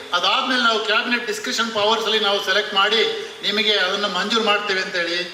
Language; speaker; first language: Kannada; non-native, local second language; Kodava